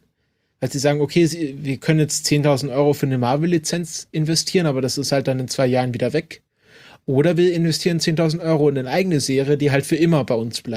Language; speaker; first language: German; native; German